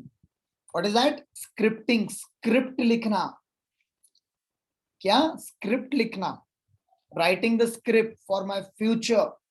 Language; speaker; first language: Hindi; native; Hindi